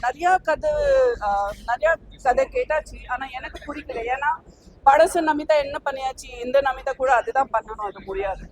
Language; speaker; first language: Tamil; non-native, fluent; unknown